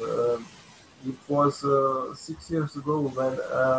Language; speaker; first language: English; non-native, learner; Bosnian